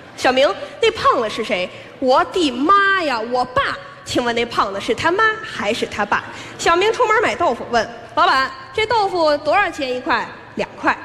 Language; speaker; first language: Chinese; non-native, fluent; Russian